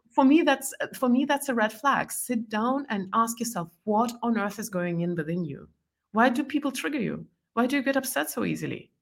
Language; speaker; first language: English; non-native, fluent; Estonian